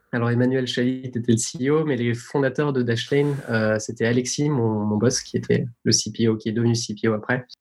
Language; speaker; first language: French; native; French